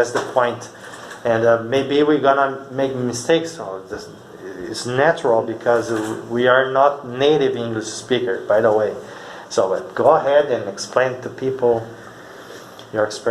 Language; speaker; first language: English; non-native, fluent; Portuguese